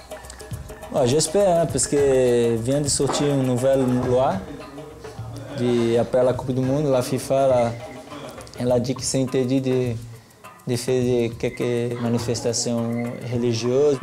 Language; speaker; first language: French; non-native, learner; Portuguese